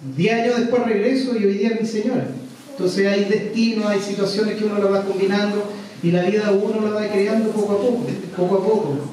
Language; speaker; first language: Spanish; native; Spanish